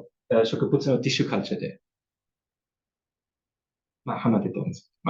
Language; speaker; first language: Japanese; non-native, learner; German